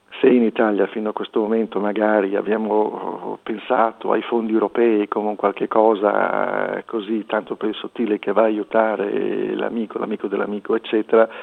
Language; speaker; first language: Italian; native; Italian